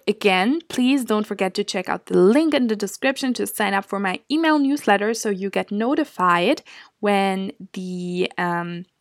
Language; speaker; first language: English; non-native, fluent; German